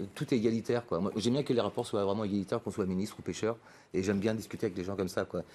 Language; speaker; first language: French; native; French